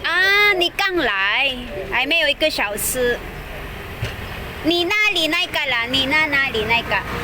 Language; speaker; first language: Chinese; non-native, learner; Filipino